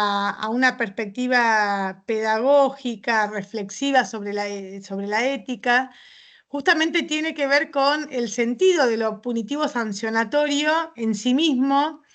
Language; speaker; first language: Spanish; native; Spanish